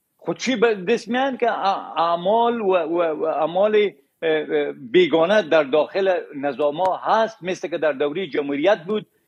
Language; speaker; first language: Persian; native; Persian